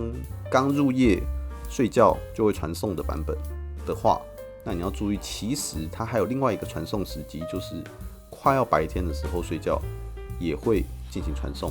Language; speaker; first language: Chinese; native; Chinese